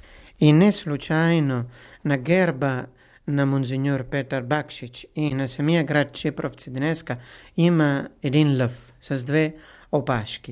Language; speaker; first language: Bulgarian; non-native, fluent; Italian